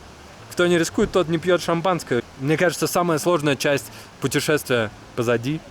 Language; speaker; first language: Russian; native; Russian